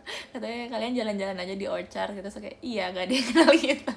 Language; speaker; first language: Indonesian; native; Indonesian